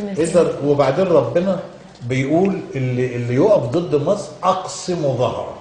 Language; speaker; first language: Arabic; native; Arabic